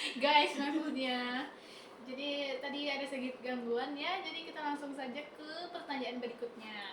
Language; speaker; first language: Indonesian; native; Indonesian